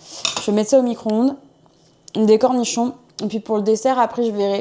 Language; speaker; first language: French; native; French